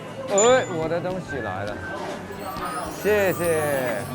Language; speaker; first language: Chinese; non-native, local second language; Cantonese